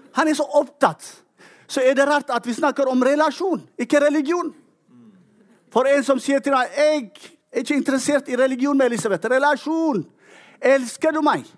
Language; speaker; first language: Norwegian; non-native, fluent; Tigrinya